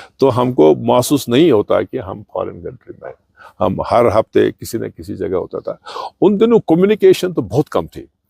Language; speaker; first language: Urdu; non-native, local second language; Kashmiri